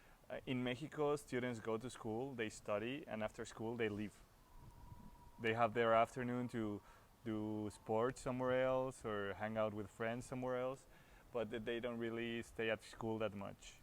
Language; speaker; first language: English; non-native, fluent; Spanish